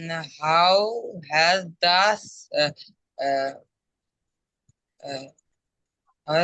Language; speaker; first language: English; non-native, learner; Bangla